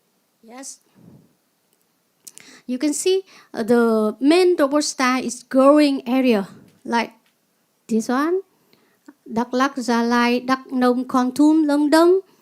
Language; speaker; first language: English; non-native, learner; Vietnamese